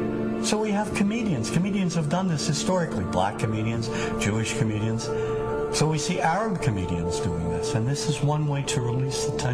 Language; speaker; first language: English; native; English